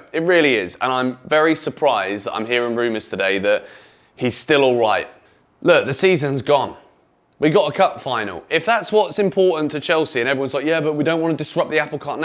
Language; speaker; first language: English; native; English